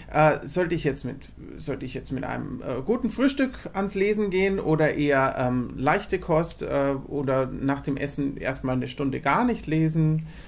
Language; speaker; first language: German; native; German